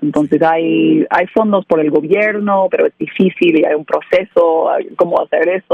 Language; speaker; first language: Spanish; non-native, learner; English